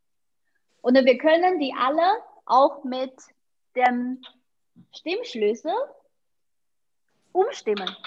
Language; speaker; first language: German; non-native, fluent; Chinese